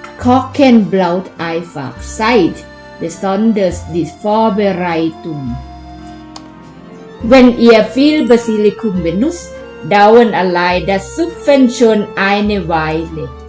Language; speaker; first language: German; non-native, fluent; Thai